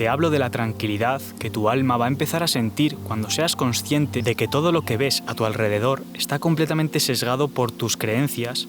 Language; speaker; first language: Spanish; native; Spanish